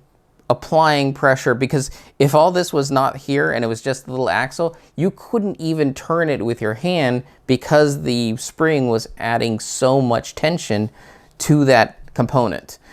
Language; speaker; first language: English; native; English